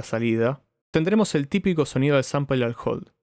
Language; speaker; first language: Spanish; native; Spanish